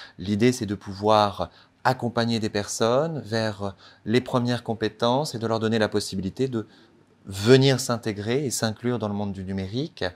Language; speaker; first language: French; native; French